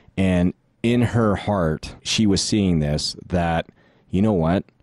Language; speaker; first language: English; native; English